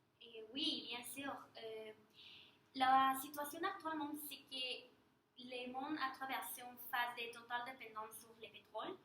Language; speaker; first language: French; non-native, learner; Spanish